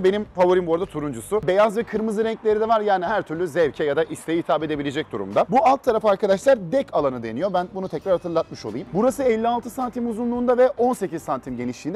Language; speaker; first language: Turkish; native; Turkish